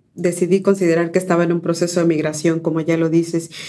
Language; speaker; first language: Spanish; native; Spanish